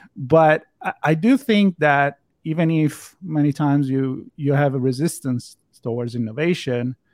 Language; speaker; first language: English; non-native, fluent; Italian